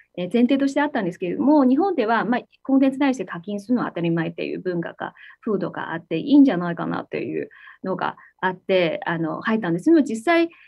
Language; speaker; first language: Japanese; non-native, fluent; Chinese